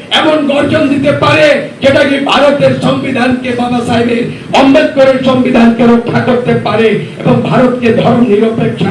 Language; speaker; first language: Bangla; non-native, local second language; Santali